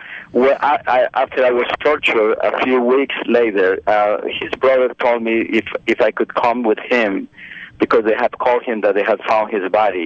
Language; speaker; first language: English; non-native, fluent; Spanish